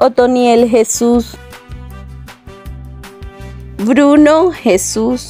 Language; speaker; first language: Spanish; native; Spanish